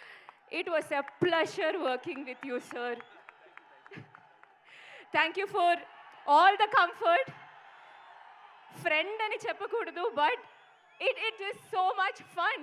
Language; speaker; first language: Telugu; non-native, learner; Malayalam